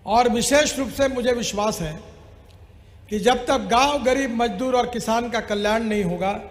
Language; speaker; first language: Hindi; non-native, local second language; Marathi